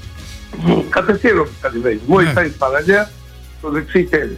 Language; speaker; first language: Greek; native; Greek